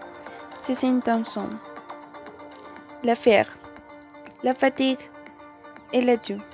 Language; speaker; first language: French; non-native, learner; Spanish